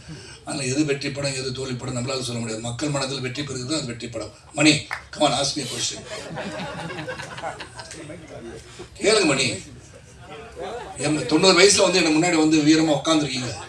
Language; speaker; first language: Tamil; native; Tamil